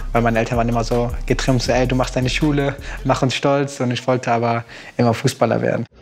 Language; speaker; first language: German; native; German